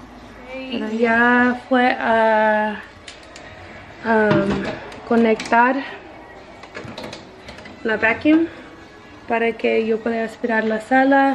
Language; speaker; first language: Spanish; early bilingual, heritage; Spanish